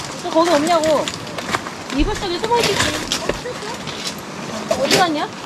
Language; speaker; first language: Korean; native; Korean